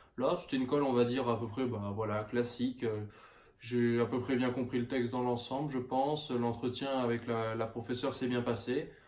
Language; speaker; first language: French; native; French